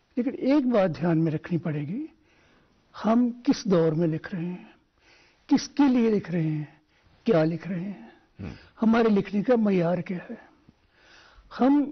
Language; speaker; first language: Hindi; non-native, local second language; Dogri